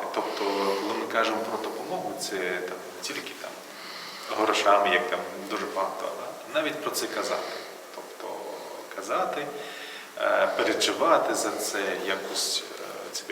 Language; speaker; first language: Ukrainian; non-native, local second language; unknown